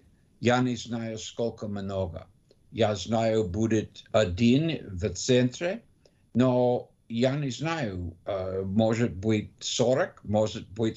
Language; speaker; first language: Russian; non-native, learner; English